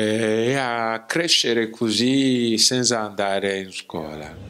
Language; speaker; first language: Italian; non-native, learner; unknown